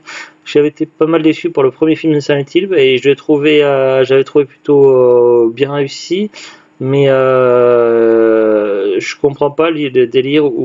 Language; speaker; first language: French; native; French